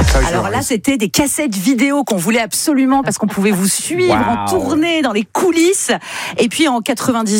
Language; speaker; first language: French; native; French